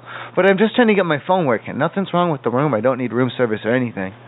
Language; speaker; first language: English; native; English